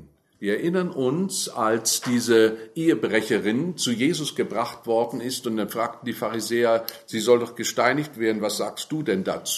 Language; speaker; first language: German; native; German